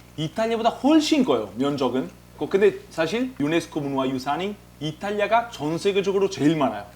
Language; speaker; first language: Korean; non-native, fluent; Venetian